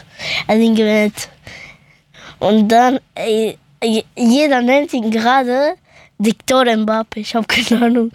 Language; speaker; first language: German; early bilingual, other home language; Persian